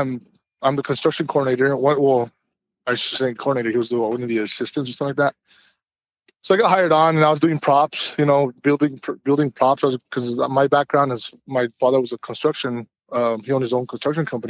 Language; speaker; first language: English; native; English